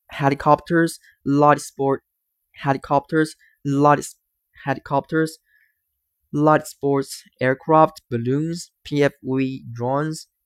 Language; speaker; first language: English; non-native, fluent; Chinese